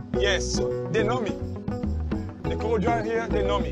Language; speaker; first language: English; non-native, fluent; Lingala